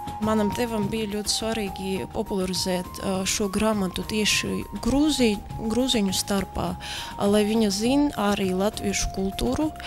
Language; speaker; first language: Latvian; early bilingual, other home language; Georgian